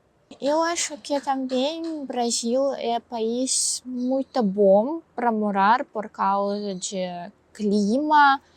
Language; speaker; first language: Portuguese; non-native, learner; Russian